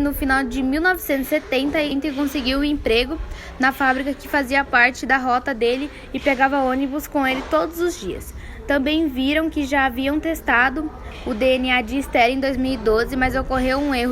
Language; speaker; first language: Portuguese; native; Portuguese